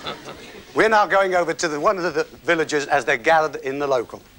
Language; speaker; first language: English; native; English